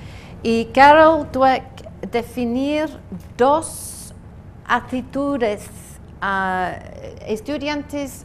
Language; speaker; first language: Spanish; non-native, learner; English